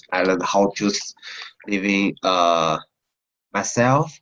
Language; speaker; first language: English; non-native, learner; Chinese